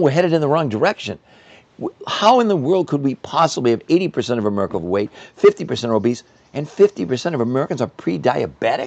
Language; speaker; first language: English; native; English